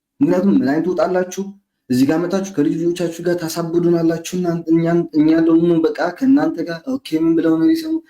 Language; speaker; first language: Amharic; non-native, local second language; Tigrinya